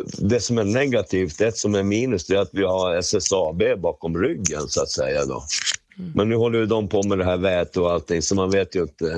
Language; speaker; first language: Swedish; native; Swedish